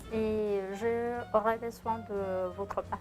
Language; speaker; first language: French; non-native, fluent; Spanish